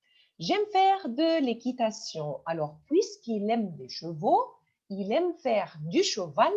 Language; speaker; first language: French; non-native, fluent; Arabic